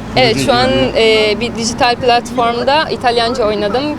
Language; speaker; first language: Turkish; non-native, fluent; Portuguese